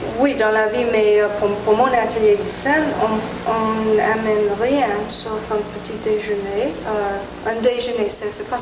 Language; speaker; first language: French; non-native, fluent; English